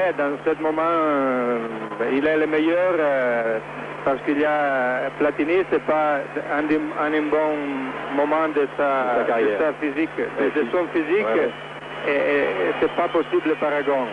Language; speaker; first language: French; non-native, learner; Italian